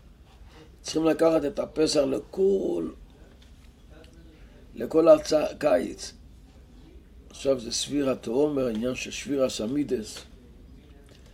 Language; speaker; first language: Hebrew; non-native, local second language; Yiddish